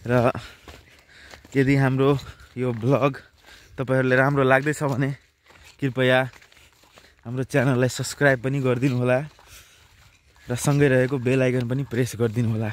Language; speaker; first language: Nepali; non-native, local second language; Maithili